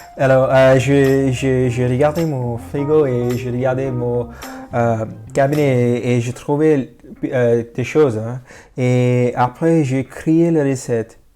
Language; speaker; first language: French; non-native, fluent; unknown